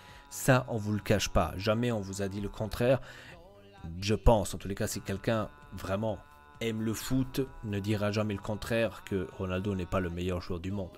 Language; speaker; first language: French; native; French